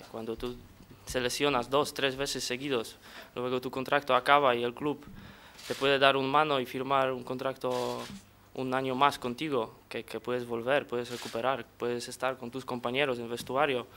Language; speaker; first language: Spanish; non-native, fluent; Polish